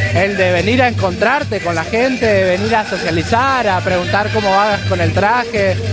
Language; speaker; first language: Spanish; native; Spanish